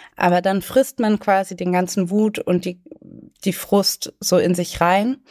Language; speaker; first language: German; native; German